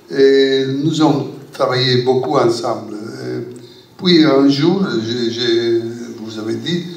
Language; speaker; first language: French; non-native, learner; Italian